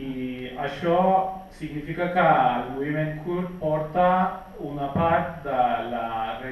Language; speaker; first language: Catalan; non-native, fluent; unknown